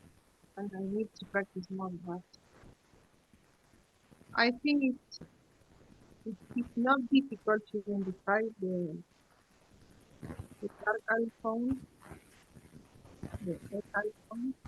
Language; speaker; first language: English; non-native, learner; Spanish